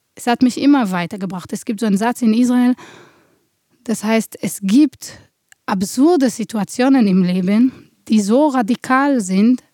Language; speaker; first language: German; non-native, fluent; Hebrew